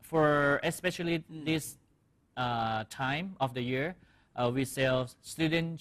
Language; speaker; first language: English; non-native, fluent; Thai